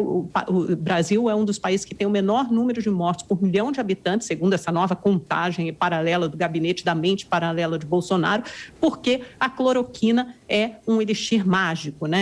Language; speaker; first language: Portuguese; native; Portuguese